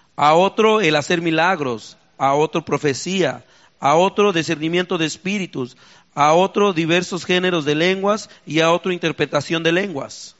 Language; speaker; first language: Spanish; native; Spanish